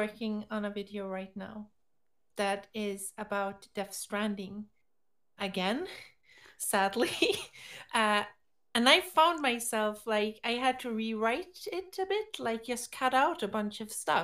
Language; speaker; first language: English; non-native, fluent; Swedish